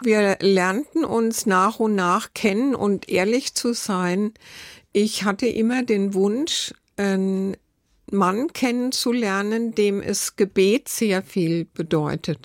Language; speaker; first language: German; native; German